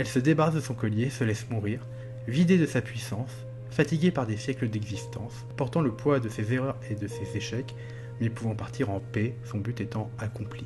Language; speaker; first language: French; native; French